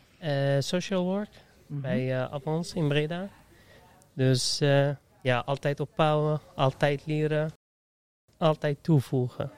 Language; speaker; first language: Dutch; non-native, fluent; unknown